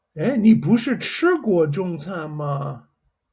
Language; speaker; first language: Chinese; non-native, fluent; English